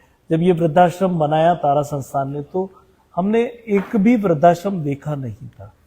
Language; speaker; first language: Hindi; native; Hindi